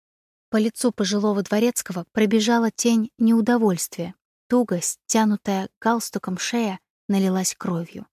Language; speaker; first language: Russian; native; Russian